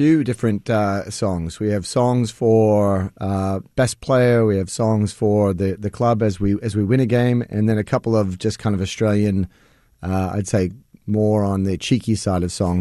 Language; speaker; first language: English; native; English